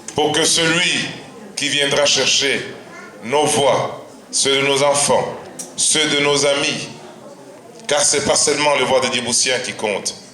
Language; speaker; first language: French; non-native, local second language; Luba-Lulua